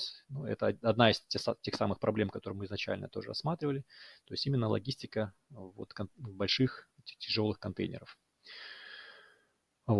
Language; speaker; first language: Russian; native; Russian